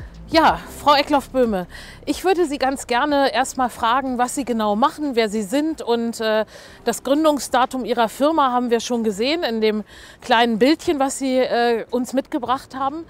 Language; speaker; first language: German; native; German